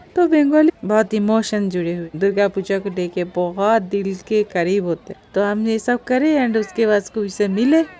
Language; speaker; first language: Hindi; non-native, local second language; Bangla